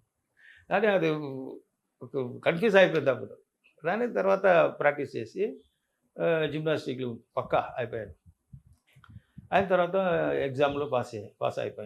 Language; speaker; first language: Telugu; non-native, learner; Tamil